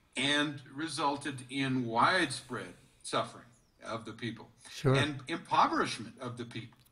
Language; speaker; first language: English; native; English